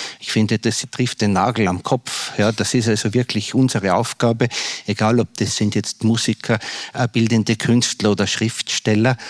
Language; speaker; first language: German; native; German